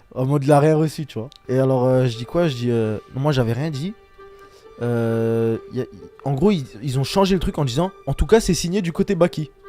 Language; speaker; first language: French; early bilingual, other home language; Chechen